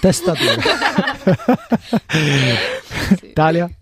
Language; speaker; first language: Italian; native; Italian